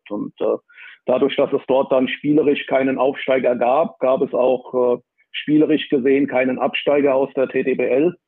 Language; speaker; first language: German; native; German